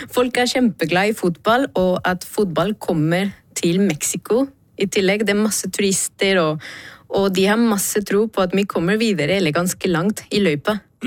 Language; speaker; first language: Norwegian; non-native, fluent; Spanish